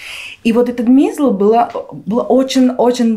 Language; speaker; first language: Russian; non-native, fluent; Spanish